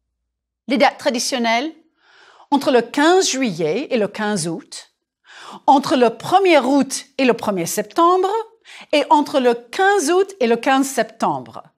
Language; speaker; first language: French; non-native, fluent; English